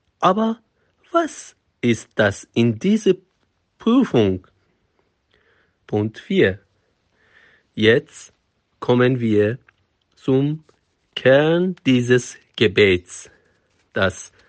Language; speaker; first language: German; non-native, fluent; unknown